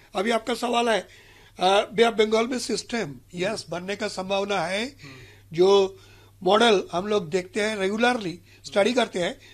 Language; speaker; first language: Hindi; non-native, local second language; Marathi